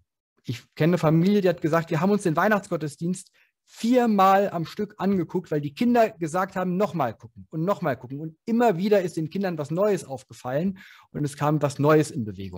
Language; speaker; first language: German; native; German